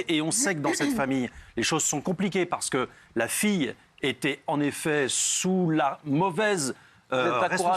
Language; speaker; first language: French; native; French